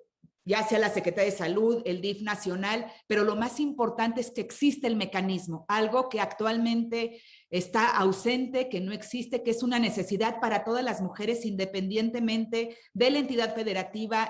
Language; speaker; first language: Spanish; native; Spanish